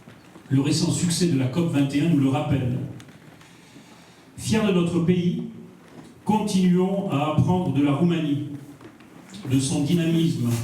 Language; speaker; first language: French; native; French